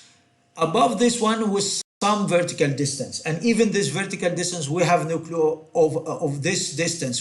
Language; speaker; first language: English; non-native, fluent; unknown